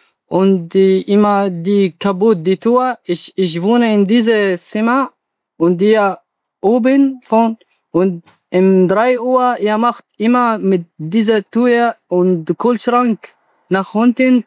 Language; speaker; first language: German; non-native, learner; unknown